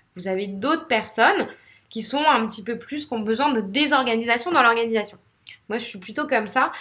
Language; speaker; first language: French; native; French